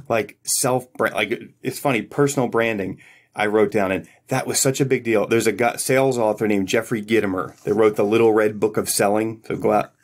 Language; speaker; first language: English; native; English